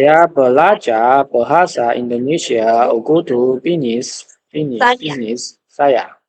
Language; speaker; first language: Indonesian; non-native, learner; Chinese